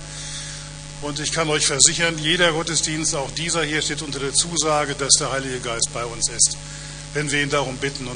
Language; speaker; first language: German; native; German